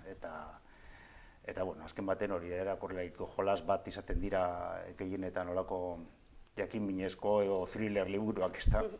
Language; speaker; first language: Basque; native; Basque